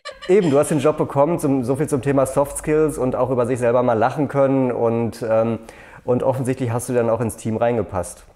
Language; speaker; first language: German; native; German